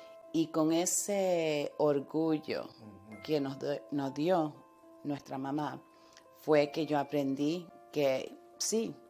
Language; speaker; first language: Spanish; early bilingual, heritage; Spanish